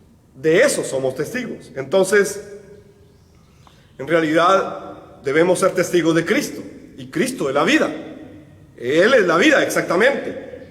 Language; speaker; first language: Spanish; native; Spanish